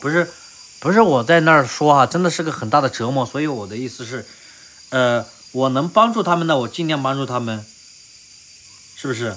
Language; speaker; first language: Chinese; native; Chinese